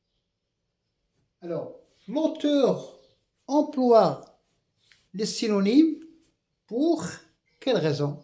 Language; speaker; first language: French; non-native, local second language; Arabic